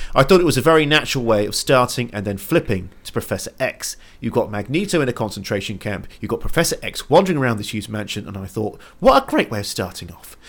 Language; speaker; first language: English; native; English